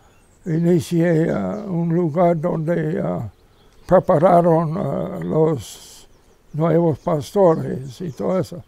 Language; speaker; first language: Spanish; non-native, fluent; English